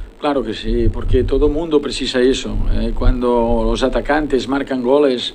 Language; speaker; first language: Portuguese; non-native, fluent; Spanish